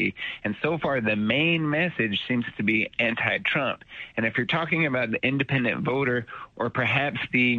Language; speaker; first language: English; native; English